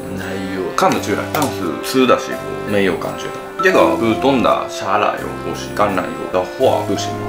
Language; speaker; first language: Chinese; non-native, fluent; Japanese